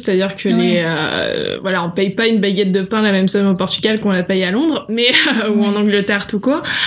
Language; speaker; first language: French; native; French